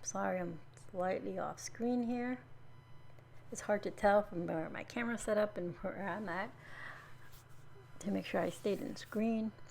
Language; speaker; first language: English; native; English